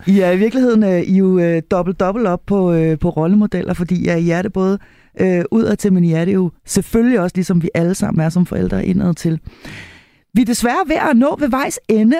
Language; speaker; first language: Danish; native; Danish